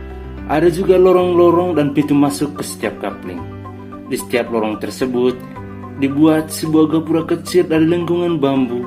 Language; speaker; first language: Indonesian; native; Indonesian